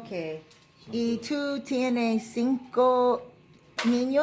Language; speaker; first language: Spanish; non-native, learner; English